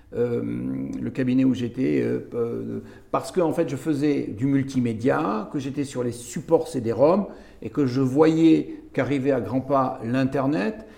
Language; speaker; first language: French; native; French